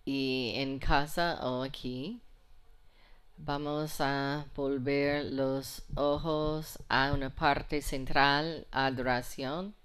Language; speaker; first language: Spanish; non-native, fluent; English